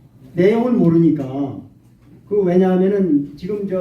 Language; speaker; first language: Korean; native; Korean